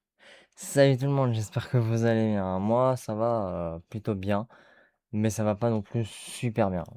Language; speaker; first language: French; native; French